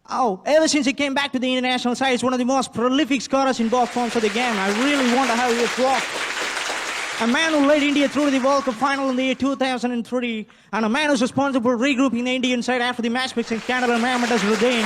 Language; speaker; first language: English; non-native, local second language; Tamil